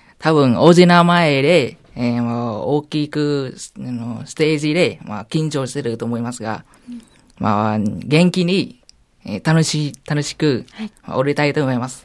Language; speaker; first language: Japanese; non-native, fluent; Vietnamese